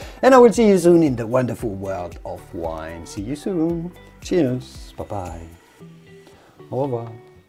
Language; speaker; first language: English; non-native, fluent; French